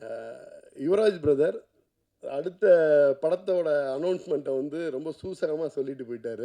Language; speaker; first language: Tamil; native; Tamil